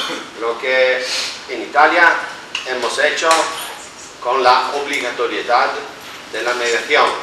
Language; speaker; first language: Spanish; non-native, fluent; Italian